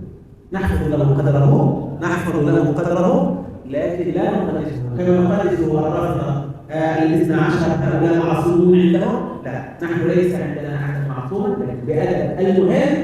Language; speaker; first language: Arabic; native; Arabic